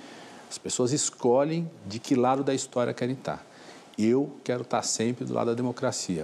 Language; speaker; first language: Portuguese; native; Portuguese